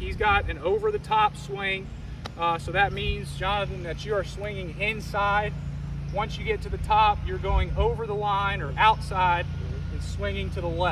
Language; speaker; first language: English; native; English